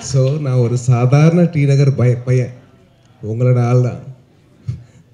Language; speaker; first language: Tamil; non-native, local second language; Telugu